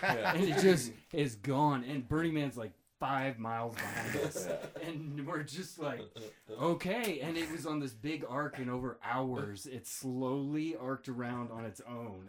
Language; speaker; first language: English; native; English